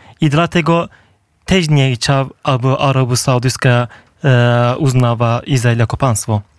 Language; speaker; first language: Polish; non-native, fluent; Turkish